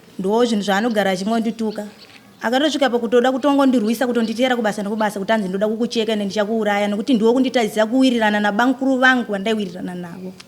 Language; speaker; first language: Shona; native; Shona